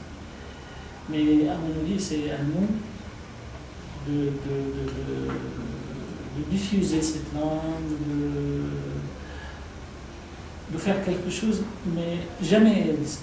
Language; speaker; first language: French; non-native, fluent; Arabic